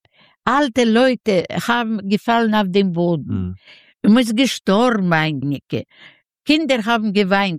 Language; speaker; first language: German; non-native, fluent; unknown